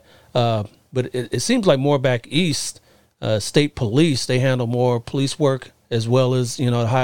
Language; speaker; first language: English; native; English